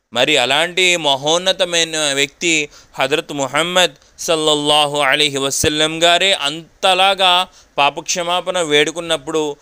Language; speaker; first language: Telugu; non-native, local second language; Urdu